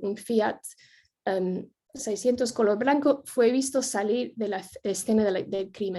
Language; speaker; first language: Spanish; non-native, fluent; English